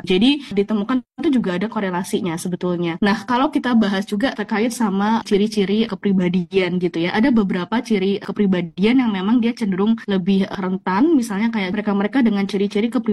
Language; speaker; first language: Indonesian; native; Indonesian